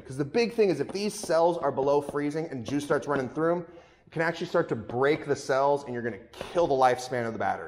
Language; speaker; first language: English; native; English